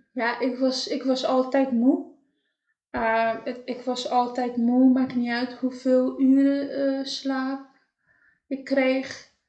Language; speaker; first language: Dutch; non-native, fluent; Kabuverdianu